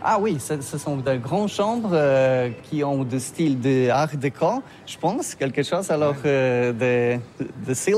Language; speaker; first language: French; non-native, learner; Polish